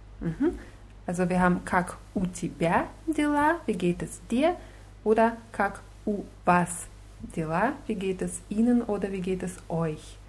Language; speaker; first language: German; non-native, fluent; Russian